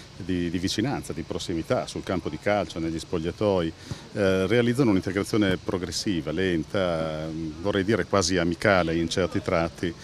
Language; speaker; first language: Italian; native; Italian